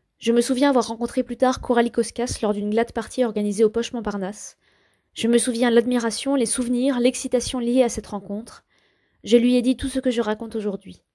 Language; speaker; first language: French; native; French